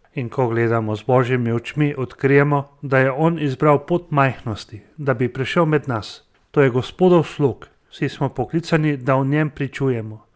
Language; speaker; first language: Slovenian; native; Slovenian